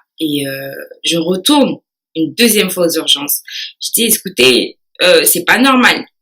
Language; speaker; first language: French; early bilingual, other home language; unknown